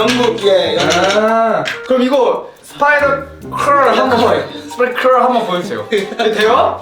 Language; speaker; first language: Korean; native; Korean